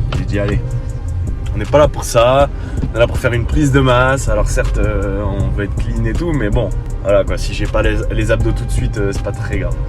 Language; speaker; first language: French; native; French